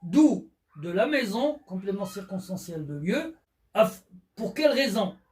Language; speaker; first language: French; non-native, local second language; Arabic